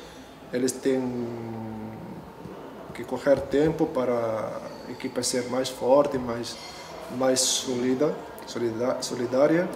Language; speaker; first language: Portuguese; non-native, learner; Arabic